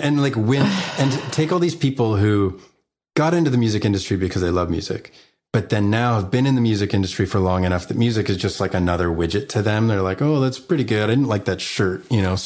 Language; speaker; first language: English; native; English